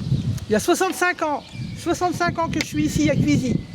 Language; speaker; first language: French; native; French